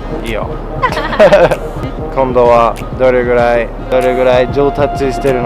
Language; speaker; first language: Japanese; non-native, fluent; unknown